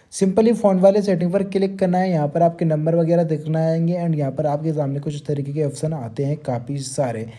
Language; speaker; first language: Hindi; native; Hindi